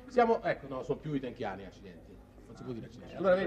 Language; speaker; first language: Italian; native; Italian